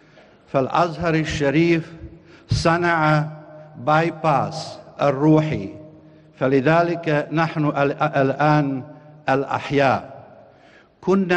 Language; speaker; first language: Arabic; non-native, fluent; Bosnian